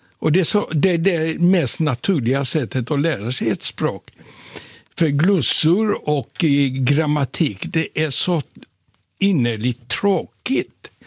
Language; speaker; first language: Swedish; non-native, fluent; Polish